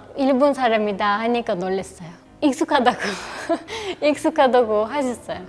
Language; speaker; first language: Korean; non-native, fluent; Turkish